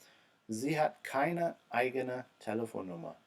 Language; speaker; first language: German; non-native, fluent; English